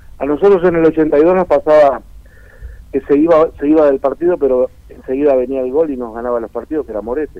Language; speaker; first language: Spanish; native; Spanish